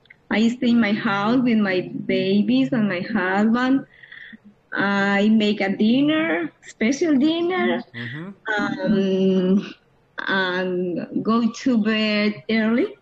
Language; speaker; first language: English; non-native, learner; Spanish